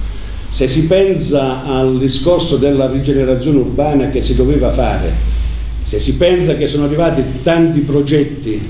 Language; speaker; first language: Italian; native; Italian